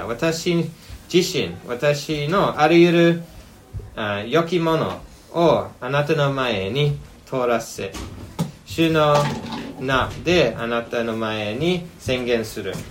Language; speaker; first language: Japanese; non-native, fluent; English